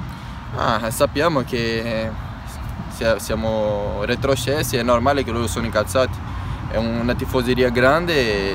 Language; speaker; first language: Italian; non-native, fluent; Portuguese